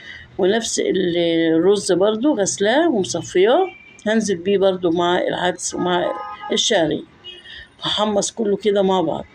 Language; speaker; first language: Arabic; native; Arabic